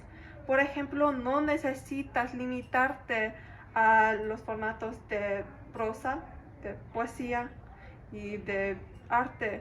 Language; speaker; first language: Spanish; non-native, fluent; English